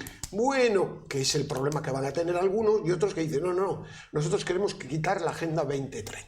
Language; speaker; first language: Spanish; native; Spanish